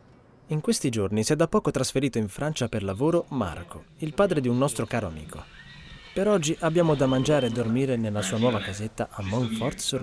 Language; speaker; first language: Italian; native; Italian